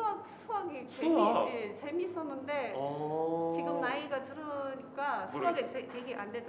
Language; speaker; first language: Korean; non-native, fluent; Filipino